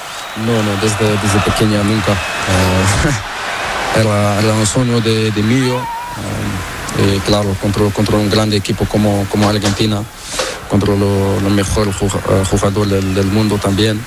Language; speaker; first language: Spanish; non-native, learner; Portuguese